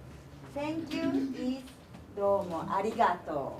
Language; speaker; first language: English; non-native, learner; Japanese